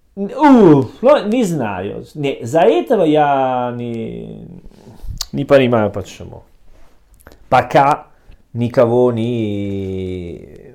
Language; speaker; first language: Russian; non-native, learner; Italian